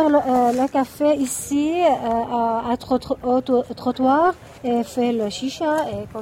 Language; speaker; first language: French; non-native, learner; Arabic